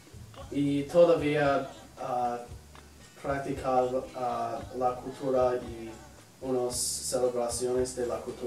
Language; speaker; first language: Spanish; non-native, learner; English